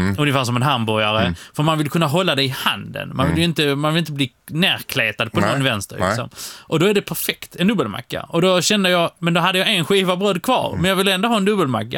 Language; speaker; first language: Swedish; early bilingual, other home language; Polish